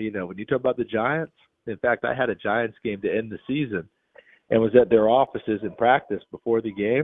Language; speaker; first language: English; native; English